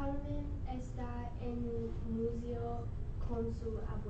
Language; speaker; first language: Spanish; non-native, learner; English